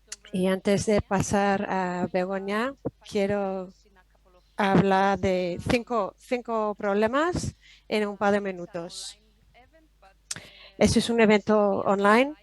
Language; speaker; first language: Spanish; non-native, fluent; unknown